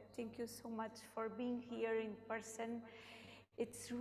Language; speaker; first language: English; non-native, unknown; Portuguese